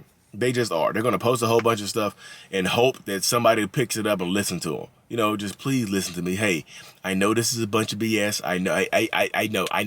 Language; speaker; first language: English; native; English